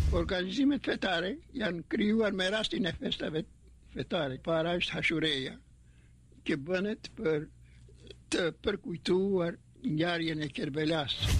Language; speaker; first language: Albanian; non-native, fluent; English